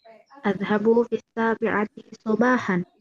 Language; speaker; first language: Arabic; non-native, learner; Indonesian